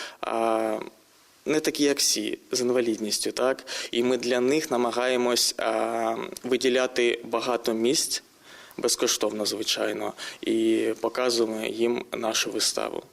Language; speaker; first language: Ukrainian; native; Ukrainian